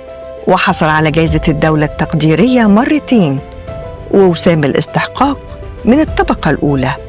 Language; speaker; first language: Arabic; native; Arabic